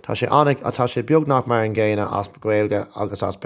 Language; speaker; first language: Irish; non-native, local second language; English